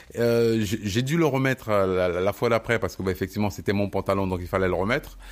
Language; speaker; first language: French; early bilingual, other home language; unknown